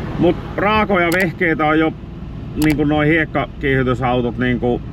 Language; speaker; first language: Finnish; native; Finnish